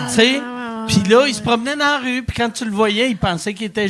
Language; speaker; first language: French; native; French